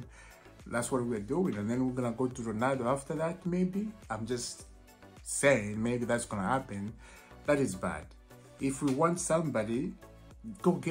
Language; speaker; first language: English; non-native, fluent; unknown